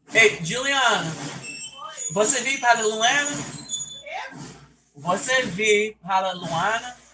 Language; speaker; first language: Portuguese; non-native, learner; English